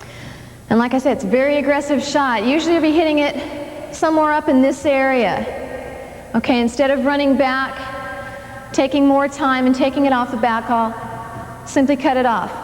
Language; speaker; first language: English; native; English